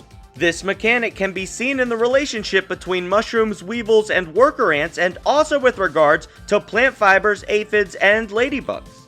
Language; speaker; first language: English; native; English